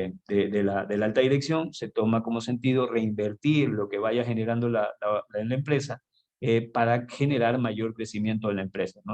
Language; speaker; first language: Spanish; native; Spanish